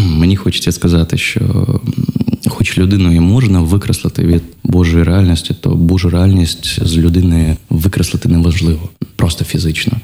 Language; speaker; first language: Ukrainian; non-native, local second language; Russian